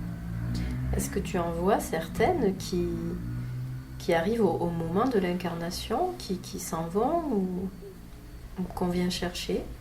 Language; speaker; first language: French; native; French